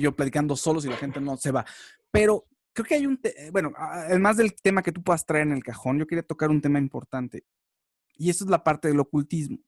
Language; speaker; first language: Spanish; native; Spanish